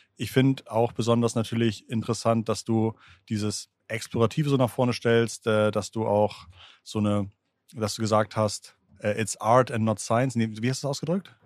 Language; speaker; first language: German; native; German